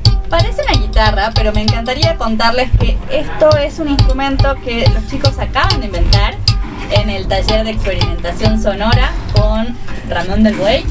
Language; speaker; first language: Spanish; native; Spanish